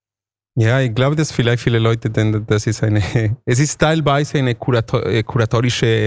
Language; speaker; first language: German; non-native, fluent; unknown